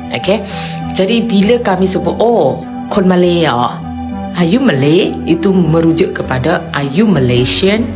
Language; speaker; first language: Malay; non-native, fluent; Thai